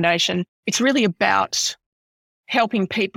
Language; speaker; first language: English; native; English